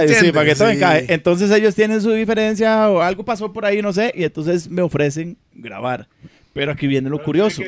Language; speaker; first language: Spanish; native; Spanish